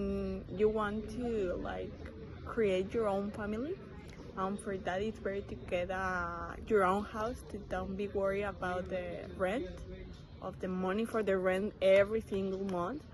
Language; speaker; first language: English; non-native, learner; Spanish